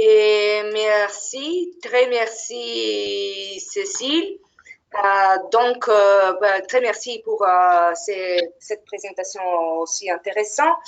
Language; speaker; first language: French; non-native, fluent; Italian